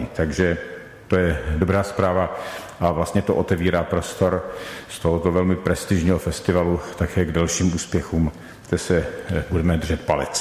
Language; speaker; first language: Czech; native; Czech